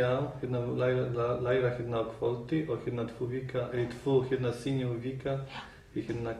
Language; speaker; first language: Icelandic; non-native, learner; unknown